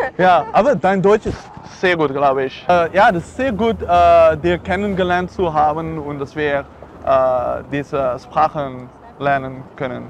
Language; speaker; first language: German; non-native, learner; Dutch